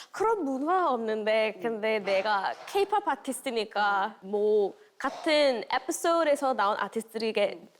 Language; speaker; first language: Korean; non-native, fluent; English